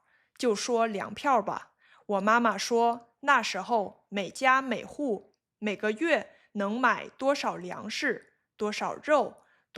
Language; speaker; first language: Chinese; native; Chinese